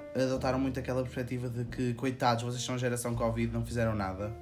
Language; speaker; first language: Portuguese; native; Portuguese